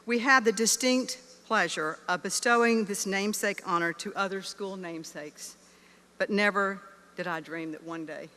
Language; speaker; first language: English; native; English